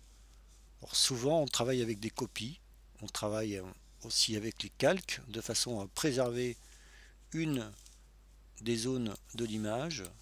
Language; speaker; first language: French; native; French